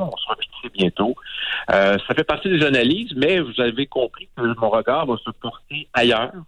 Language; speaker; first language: French; native; French